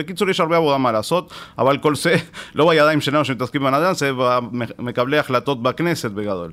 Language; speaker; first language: Hebrew; non-native, fluent; Spanish